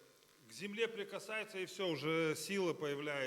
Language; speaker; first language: Russian; native; Russian